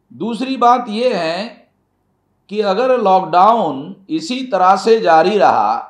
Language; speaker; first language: Hindi; non-native, local second language; Marathi